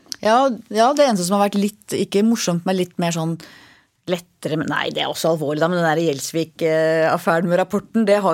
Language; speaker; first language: Norwegian; native; Norwegian